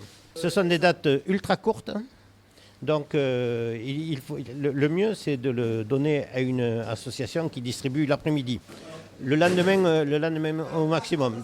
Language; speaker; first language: French; native; French